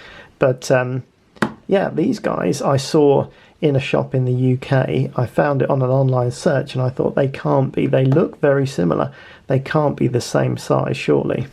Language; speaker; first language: English; native; English